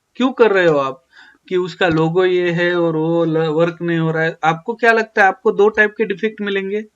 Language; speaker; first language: Hindi; non-native, local second language; Marathi